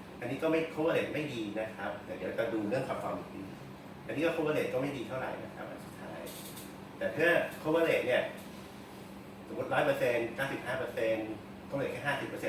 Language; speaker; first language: Thai; native; Thai